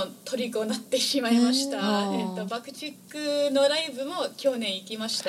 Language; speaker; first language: Japanese; non-native, fluent; English